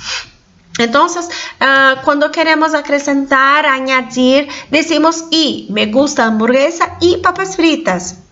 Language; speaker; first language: Spanish; non-native, fluent; Portuguese